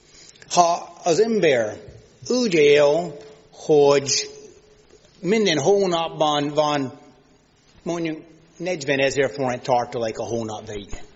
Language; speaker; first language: Hungarian; non-native, fluent; English